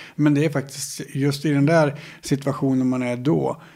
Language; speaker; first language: Swedish; native; Swedish